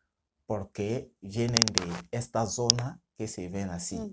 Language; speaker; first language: Spanish; non-native, fluent; French